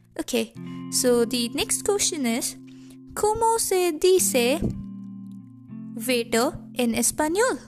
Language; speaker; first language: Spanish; non-native, fluent; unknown